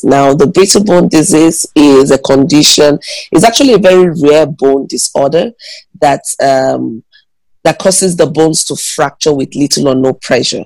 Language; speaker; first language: English; non-native, local second language; Igbo